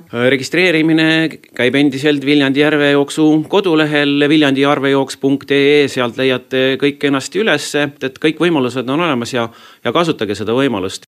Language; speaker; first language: Estonian; native; Estonian